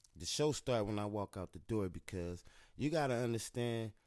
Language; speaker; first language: English; native; English